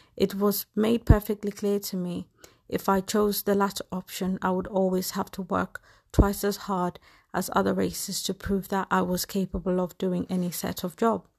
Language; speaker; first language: English; native; English